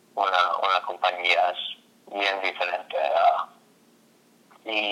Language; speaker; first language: Spanish; non-native, fluent; English